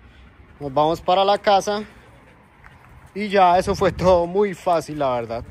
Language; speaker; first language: Spanish; native; Spanish